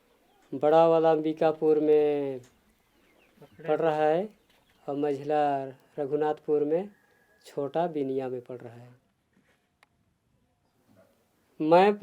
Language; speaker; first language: Hindi; non-native, local second language; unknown